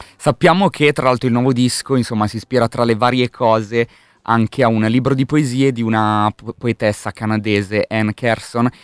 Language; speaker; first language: Italian; native; Italian